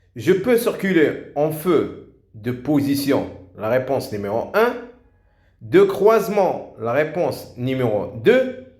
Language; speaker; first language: French; non-native, local second language; Arabic